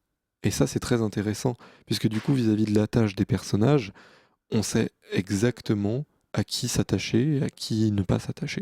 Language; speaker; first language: French; native; French